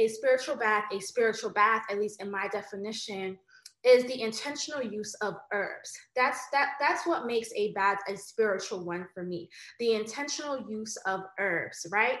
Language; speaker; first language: English; native; English